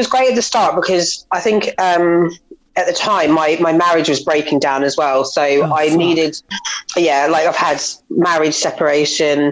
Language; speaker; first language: English; native; English